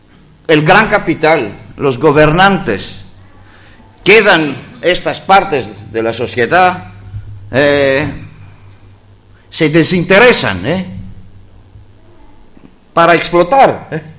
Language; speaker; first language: Spanish; non-native, learner; Greek